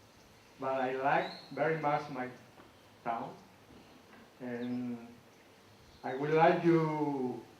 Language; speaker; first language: English; non-native, local second language; Spanish